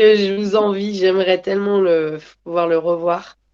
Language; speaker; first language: French; native; French